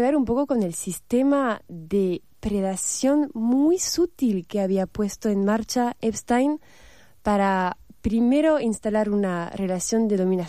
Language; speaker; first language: Spanish; non-native, fluent; French